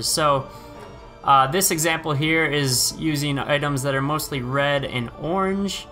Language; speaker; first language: English; native; English